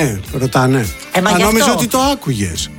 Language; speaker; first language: Greek; native; Greek